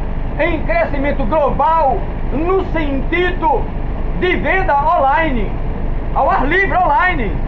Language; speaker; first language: Portuguese; native; Portuguese